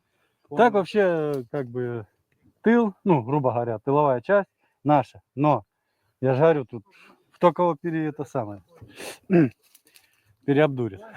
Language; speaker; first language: Russian; native; Russian